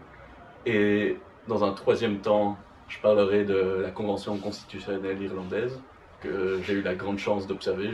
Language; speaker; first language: French; native; French